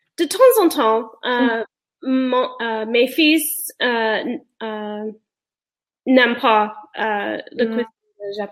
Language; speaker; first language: French; non-native, learner; English